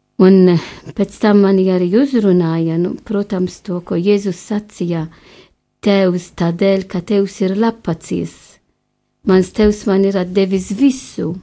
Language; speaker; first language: Latvian; non-native, fluent; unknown